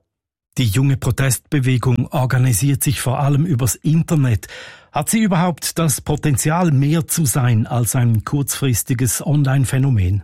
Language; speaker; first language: German; native; German